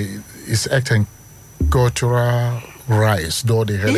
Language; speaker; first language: Dutch; non-native, learner; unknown